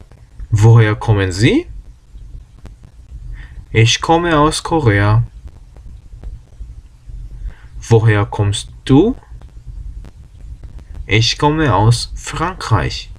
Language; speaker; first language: German; non-native, fluent; Korean